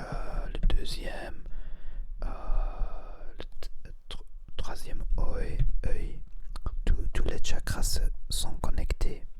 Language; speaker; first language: French; non-native, learner; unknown